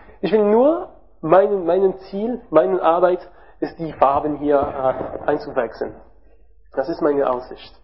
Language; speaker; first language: German; non-native, learner; French